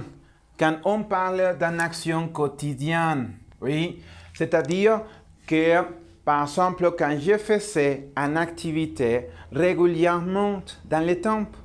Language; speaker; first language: French; non-native, learner; Spanish